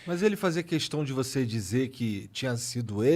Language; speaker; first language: Portuguese; native; Portuguese